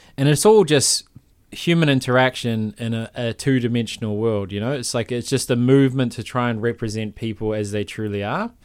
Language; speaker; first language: English; native; English